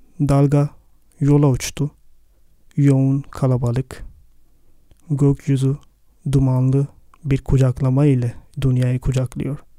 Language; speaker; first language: Turkish; non-native, fluent; Arabic